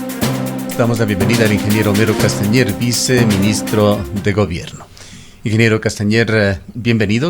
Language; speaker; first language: Spanish; native; Spanish